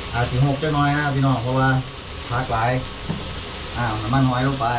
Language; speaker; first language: Thai; native; Thai